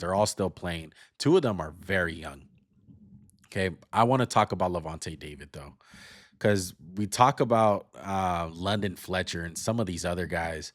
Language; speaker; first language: English; native; English